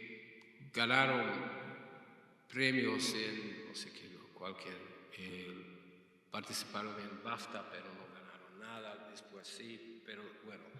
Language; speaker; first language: Spanish; non-native, fluent; Hungarian